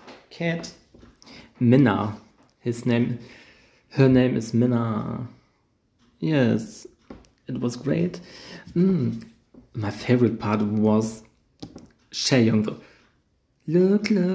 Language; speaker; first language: English; non-native, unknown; German